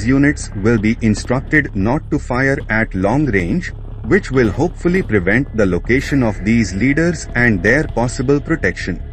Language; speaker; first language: English; non-native, fluent; Portuguese